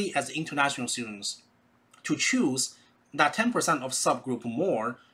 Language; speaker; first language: English; non-native, fluent; Chinese